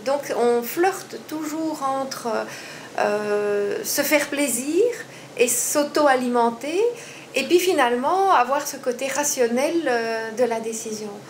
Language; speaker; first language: French; native; French